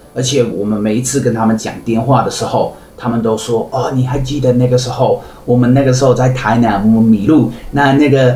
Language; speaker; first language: Chinese; non-native, fluent; English